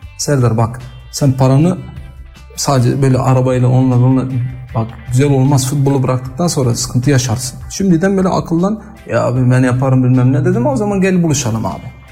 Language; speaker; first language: Turkish; early bilingual, heritage; Turkish